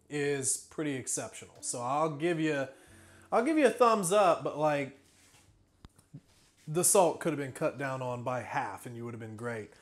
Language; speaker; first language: English; native; English